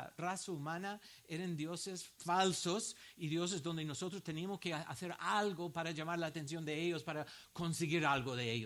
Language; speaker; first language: Spanish; non-native, fluent; English